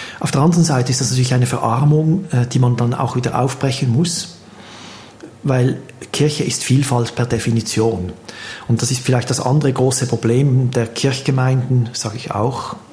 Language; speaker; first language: German; native; German